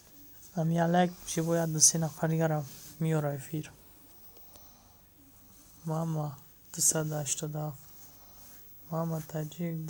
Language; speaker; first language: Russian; non-native, learner; Tajik